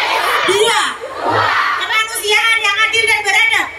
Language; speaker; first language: Indonesian; non-native, local second language; Javanese